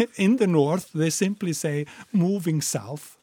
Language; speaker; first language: English; non-native, fluent; Icelandic